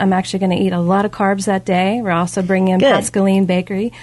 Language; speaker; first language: English; native; English